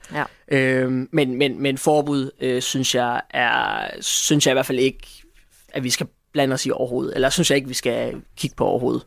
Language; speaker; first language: Danish; native; Danish